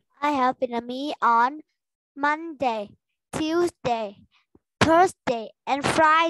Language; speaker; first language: English; non-native, learner; Vietnamese